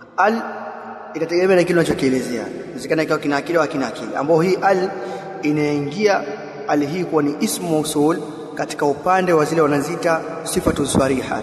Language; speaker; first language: Swahili; native; Swahili